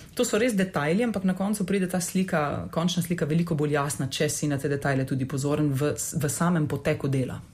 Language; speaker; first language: Slovenian; native; Slovenian